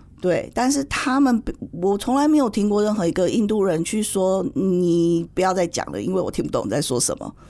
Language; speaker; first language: Chinese; native; Chinese